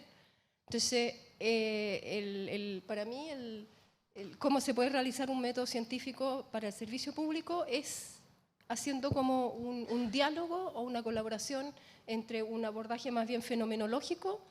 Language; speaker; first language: Spanish; native; Spanish